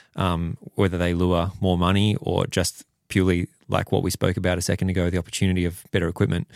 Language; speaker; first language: English; native; English